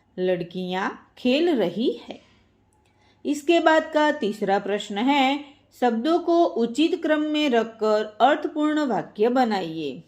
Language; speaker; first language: Hindi; non-native, local second language; Gujarati